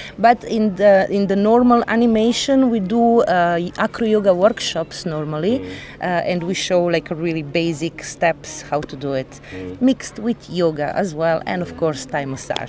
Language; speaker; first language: English; non-native, fluent; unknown